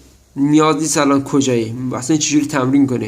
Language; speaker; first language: Persian; native; Persian